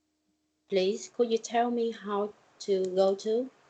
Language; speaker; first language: English; non-native, learner; Vietnamese